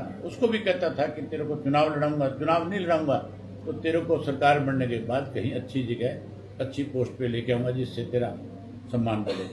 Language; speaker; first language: Hindi; native; Hindi